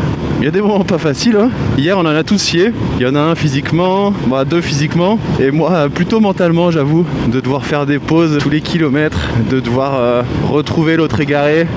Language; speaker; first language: French; native; French